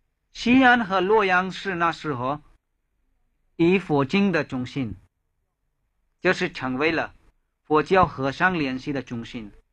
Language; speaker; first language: Chinese; non-native, fluent; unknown